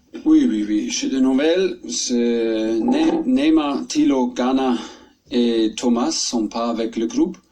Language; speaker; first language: French; non-native, learner; German